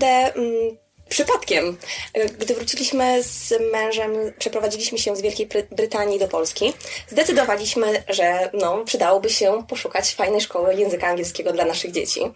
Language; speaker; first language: Polish; native; Polish